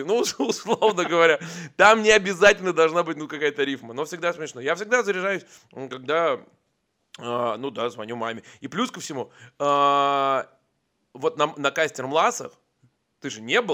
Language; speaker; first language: Russian; native; Russian